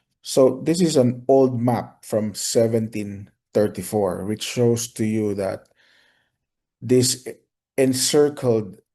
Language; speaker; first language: English; non-native, local second language; Filipino